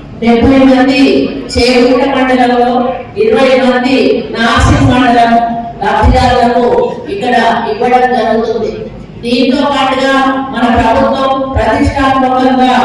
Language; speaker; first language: Telugu; native; Telugu